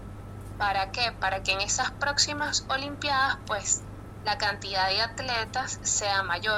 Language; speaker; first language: Spanish; native; Spanish